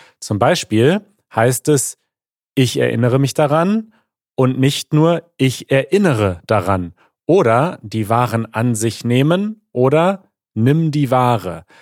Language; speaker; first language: German; native; German